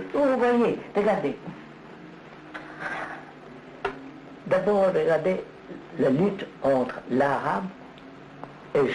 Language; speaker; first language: French; non-native, learner; Telugu